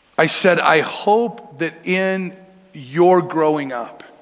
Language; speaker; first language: English; native; English